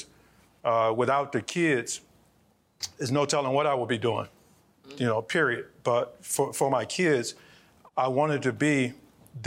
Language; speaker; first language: English; native; English